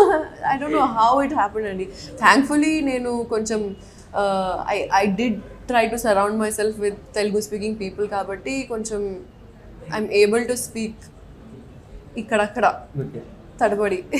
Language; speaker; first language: Telugu; non-native, local second language; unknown